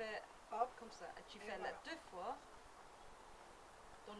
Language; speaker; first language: French; non-native, learner; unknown